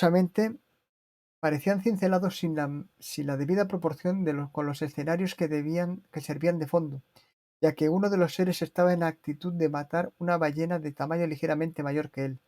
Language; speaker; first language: Spanish; native; Spanish